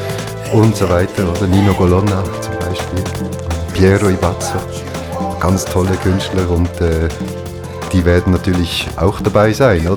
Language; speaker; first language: German; native; German